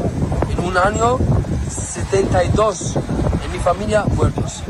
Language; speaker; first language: Spanish; non-native, learner; Arabic